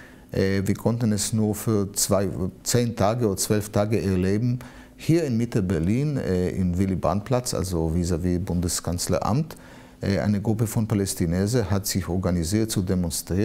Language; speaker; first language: German; non-native, fluent; Hebrew